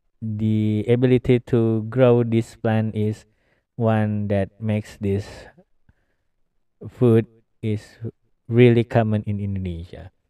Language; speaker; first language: English; non-native, learner; Indonesian